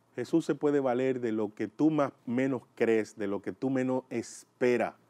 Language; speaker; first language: Spanish; native; Spanish